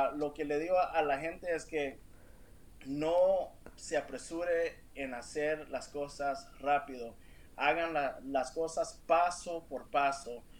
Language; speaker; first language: Spanish; early bilingual, heritage; Spanish